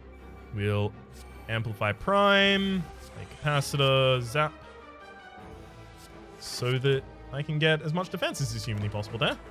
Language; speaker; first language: English; native; English